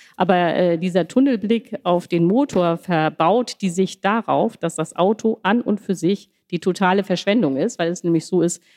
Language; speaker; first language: German; native; German